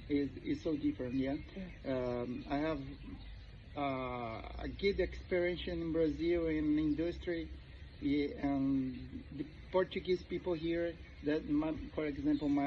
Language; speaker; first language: English; non-native, learner; Portuguese